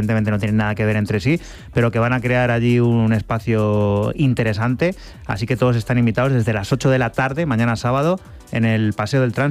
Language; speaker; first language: Spanish; native; Spanish